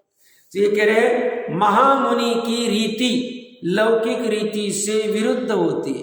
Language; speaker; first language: Hindi; native; Hindi